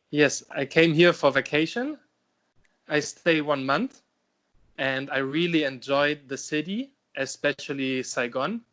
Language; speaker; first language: English; non-native, fluent; German